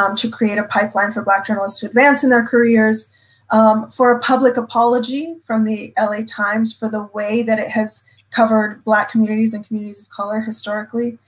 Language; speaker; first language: English; native; English